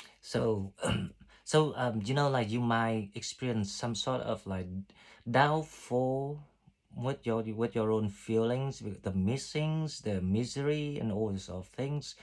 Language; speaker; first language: English; non-native, fluent; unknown